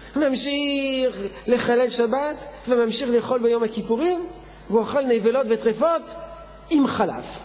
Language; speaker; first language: Hebrew; non-native, fluent; French